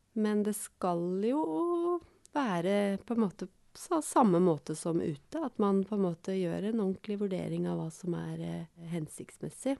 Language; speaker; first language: Norwegian; native; Norwegian